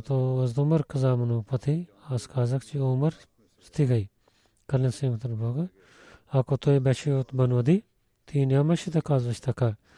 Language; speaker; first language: Bulgarian; non-native, learner; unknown